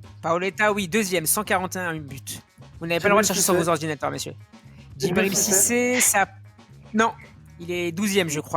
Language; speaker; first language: French; native; French